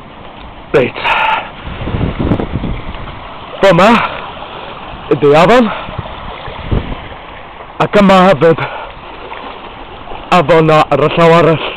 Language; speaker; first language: Welsh; non-native, learner; English